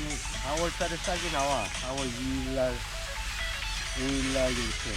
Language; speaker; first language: Korean; native; Korean